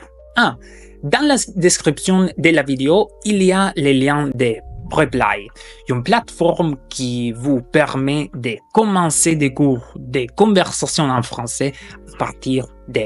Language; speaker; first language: French; non-native, fluent; German